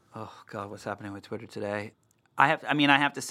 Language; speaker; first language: English; native; English